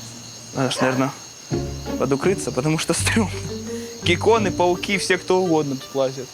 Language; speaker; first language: Russian; native; Russian